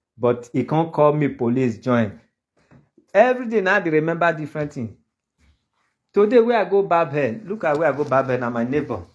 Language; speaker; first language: Nigerian Pidgin; native; Nigerian Pidgin